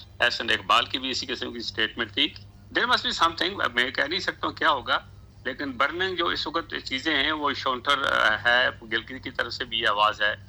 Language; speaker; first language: Urdu; non-native, local second language; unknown